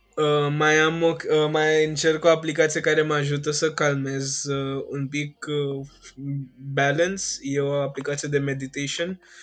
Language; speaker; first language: Romanian; non-native, fluent; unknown